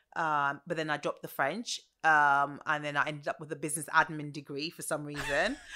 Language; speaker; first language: English; early bilingual, other home language; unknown